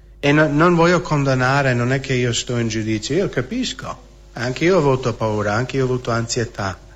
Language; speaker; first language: Italian; non-native, fluent; English